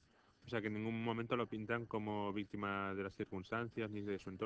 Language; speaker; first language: Spanish; native; Spanish